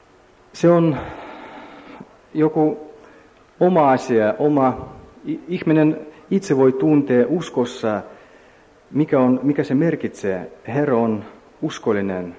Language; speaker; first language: Finnish; non-native, learner; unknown